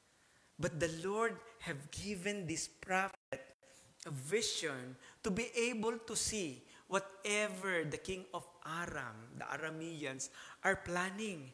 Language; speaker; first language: English; non-native, local second language; Filipino